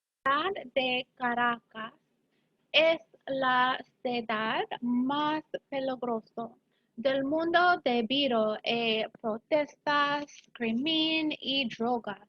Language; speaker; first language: Spanish; non-native, learner; English